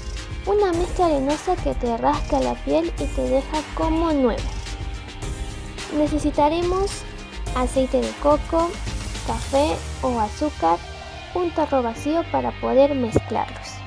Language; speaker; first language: Spanish; native; Spanish